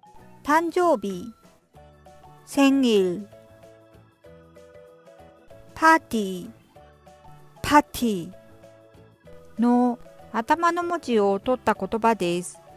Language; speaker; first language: Japanese; non-native, fluent; Korean